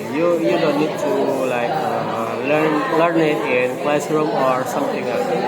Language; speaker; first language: English; non-native, learner; Indonesian